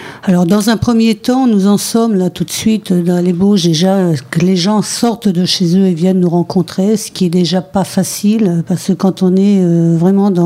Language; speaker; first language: French; native; French